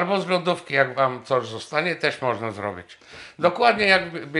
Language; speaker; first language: Polish; non-native, fluent; Bulgarian